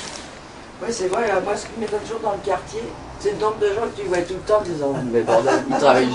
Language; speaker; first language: French; native; French